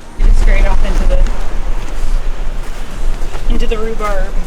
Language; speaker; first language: English; native; English